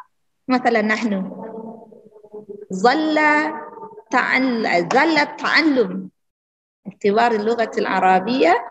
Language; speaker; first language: Arabic; non-native, fluent; Indonesian